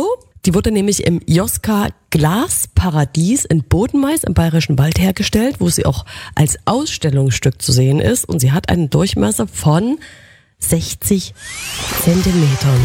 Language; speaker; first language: German; native; German